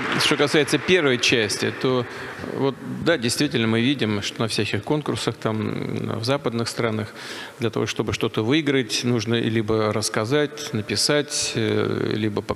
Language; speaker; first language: Russian; native; Russian